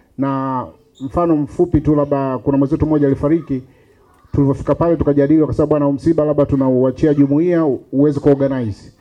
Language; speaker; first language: Swahili; native; Swahili